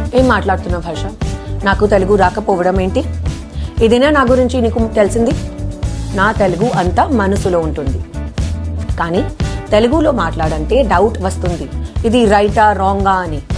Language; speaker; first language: Telugu; non-native, local second language; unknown